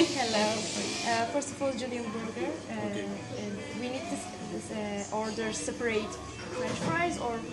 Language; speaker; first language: English; non-native, learner; Turkish